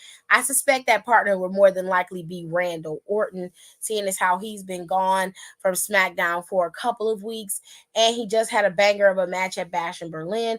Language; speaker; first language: English; native; English